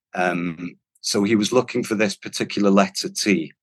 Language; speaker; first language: English; non-native, local second language; Welsh